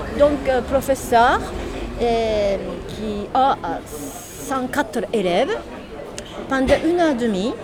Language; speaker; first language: French; non-native, learner; Japanese